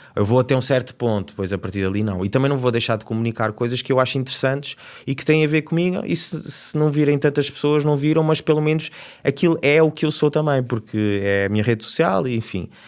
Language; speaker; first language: Portuguese; native; Portuguese